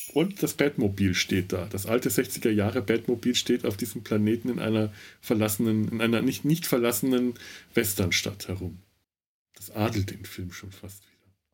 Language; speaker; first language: German; native; German